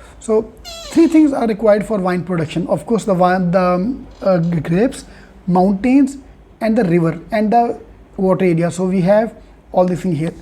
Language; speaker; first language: English; non-native, local second language; Hindi